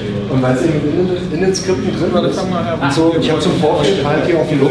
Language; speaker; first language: German; native; German